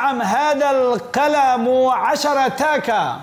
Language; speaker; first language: Arabic; non-native, fluent; Bangla